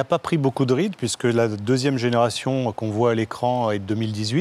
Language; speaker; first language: French; native; French